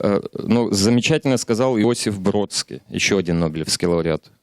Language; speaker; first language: Russian; native; Russian